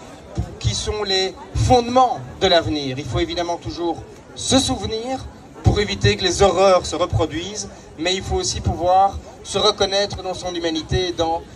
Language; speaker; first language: French; native; French